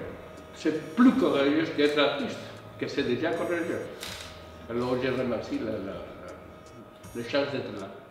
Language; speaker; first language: French; non-native, fluent; Spanish